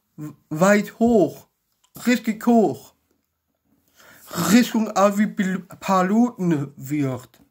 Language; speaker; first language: German; non-native, learner; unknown